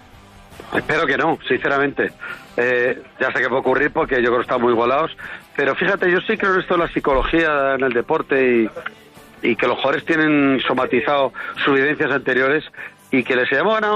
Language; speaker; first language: Spanish; native; Spanish